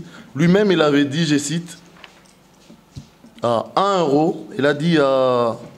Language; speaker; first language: French; non-native, local second language; Swahili